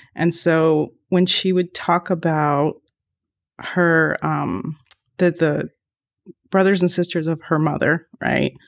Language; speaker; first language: English; early bilingual, other home language; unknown